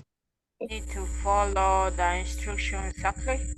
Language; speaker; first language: English; non-native, learner; Spanish